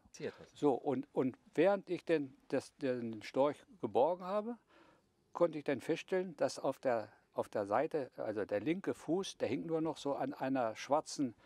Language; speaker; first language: German; native; German